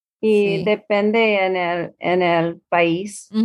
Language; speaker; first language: Spanish; non-native, learner; English